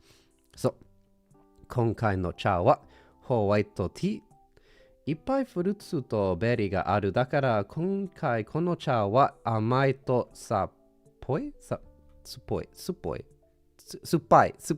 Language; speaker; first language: Japanese; non-native, learner; English